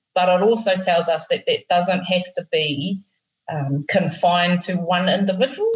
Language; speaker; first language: English; native; English